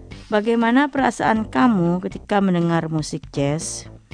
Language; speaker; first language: Indonesian; native; Indonesian